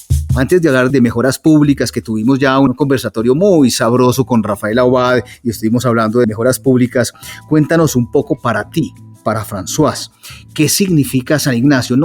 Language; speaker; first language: Spanish; native; Spanish